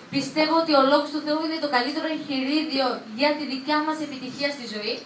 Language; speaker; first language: Greek; native; Greek